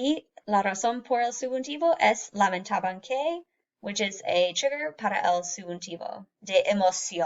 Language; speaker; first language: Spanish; non-native, fluent; English